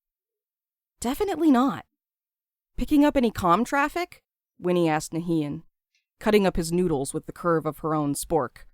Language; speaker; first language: English; native; English